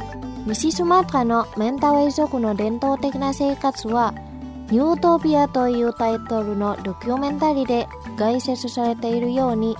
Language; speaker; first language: Japanese; non-native, fluent; Indonesian